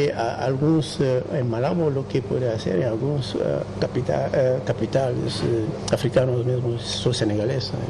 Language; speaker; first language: Spanish; non-native, fluent; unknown